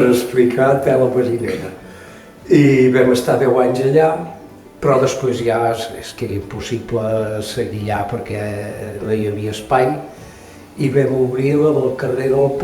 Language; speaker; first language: Catalan; native; Catalan